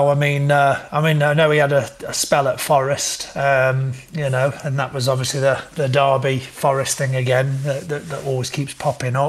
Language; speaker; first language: English; native; English